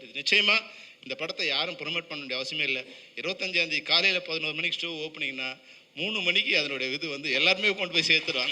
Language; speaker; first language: Tamil; native; Tamil